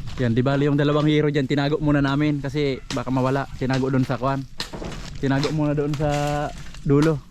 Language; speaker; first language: Filipino; non-native, local second language; Bikol